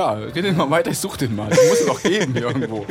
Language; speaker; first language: German; native; German